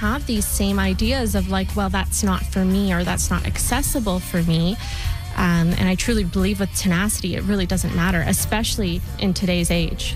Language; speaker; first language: English; native; English